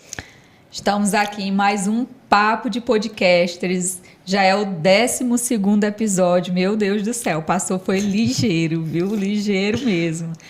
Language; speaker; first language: Portuguese; native; Portuguese